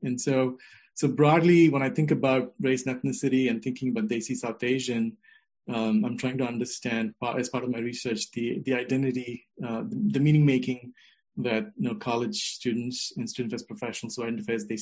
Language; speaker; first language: English; non-native, local second language; Telugu